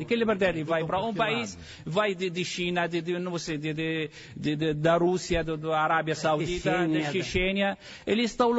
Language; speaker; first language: Portuguese; non-native, fluent; Arabic